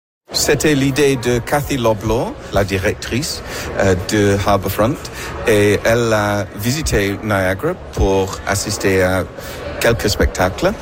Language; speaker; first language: French; non-native, learner; English